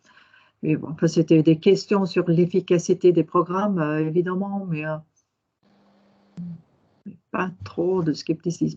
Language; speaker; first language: French; non-native, fluent; Norwegian